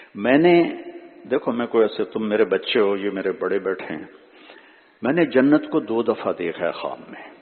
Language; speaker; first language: Urdu; non-native, local second language; Punjabi